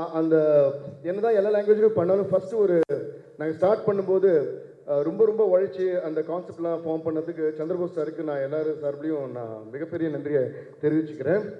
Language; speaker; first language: Tamil; non-native, local second language; Telugu